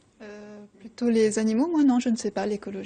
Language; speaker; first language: French; native; French